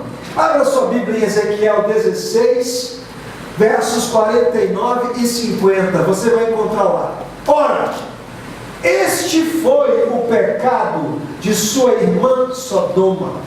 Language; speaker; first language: Portuguese; native; Portuguese